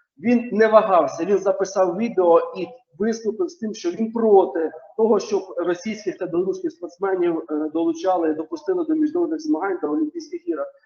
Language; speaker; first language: Ukrainian; native; Ukrainian